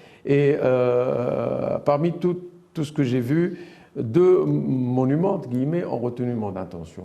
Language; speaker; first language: French; non-native, local second language; Arabic